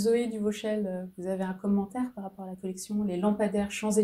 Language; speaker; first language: French; native; French